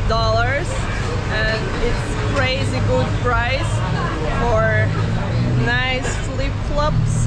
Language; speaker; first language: English; non-native, fluent; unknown